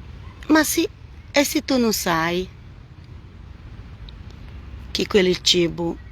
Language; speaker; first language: Italian; non-native, fluent; Portuguese